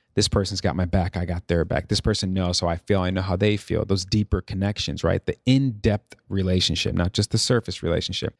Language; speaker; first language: English; native; English